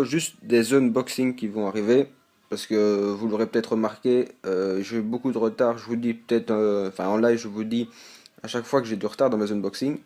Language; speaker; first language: French; native; French